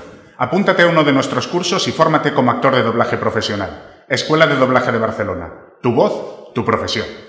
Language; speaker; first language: Spanish; native; Spanish